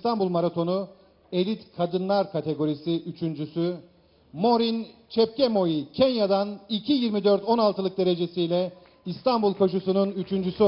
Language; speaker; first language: Turkish; native; Turkish